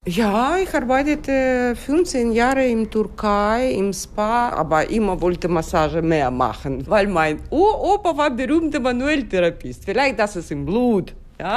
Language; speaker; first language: German; non-native, learner; Ukrainian